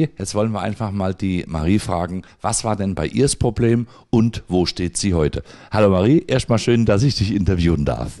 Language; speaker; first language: German; native; German